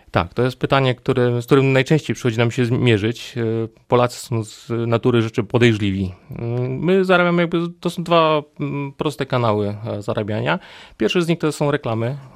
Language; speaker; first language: Polish; native; Polish